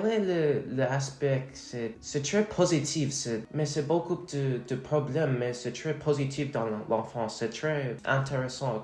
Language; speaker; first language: French; non-native, learner; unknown